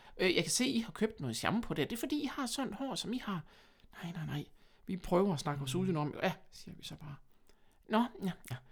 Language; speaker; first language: Danish; early bilingual, other home language; German